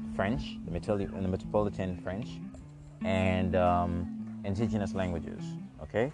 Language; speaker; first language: English; non-native, fluent; Haitian Creole